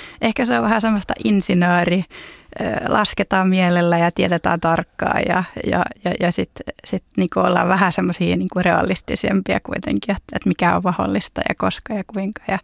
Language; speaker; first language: Finnish; early bilingual, heritage; Finnish